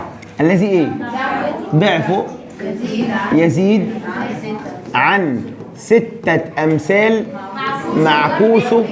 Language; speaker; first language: Arabic; native; Arabic